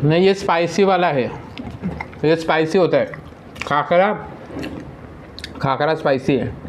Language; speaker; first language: Hindi; non-native, local second language; Marathi